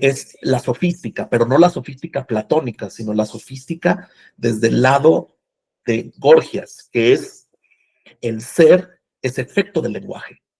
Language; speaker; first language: Spanish; native; Spanish